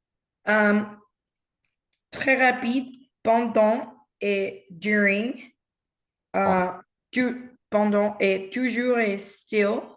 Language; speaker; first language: French; non-native, learner; Spanish